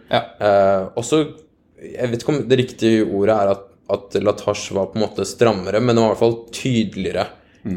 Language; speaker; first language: Norwegian; native; Norwegian